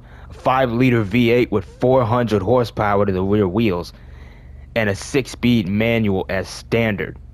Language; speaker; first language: English; native; English